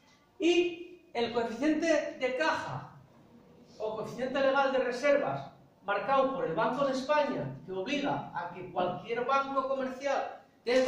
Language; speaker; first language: Spanish; native; Spanish